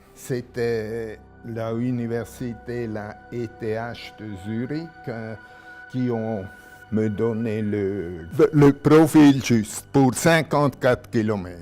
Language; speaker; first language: French; non-native, local second language; German